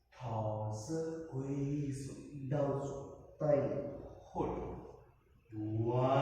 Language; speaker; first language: Vietnamese; non-native, learner; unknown